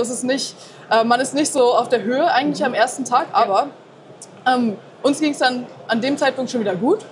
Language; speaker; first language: German; native; German